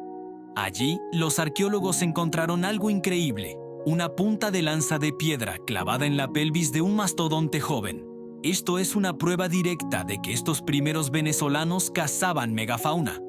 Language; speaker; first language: Spanish; native; Spanish